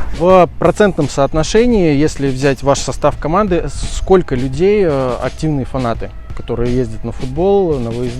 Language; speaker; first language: Russian; native; Russian